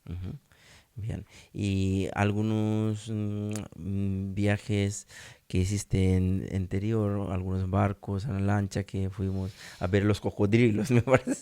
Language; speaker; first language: Spanish; non-native, learner; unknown